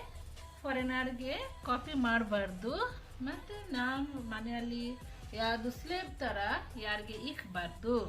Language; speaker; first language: Kannada; non-native, local second language; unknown